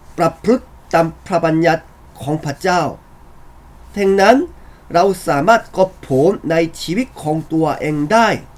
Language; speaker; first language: Thai; non-native, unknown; Korean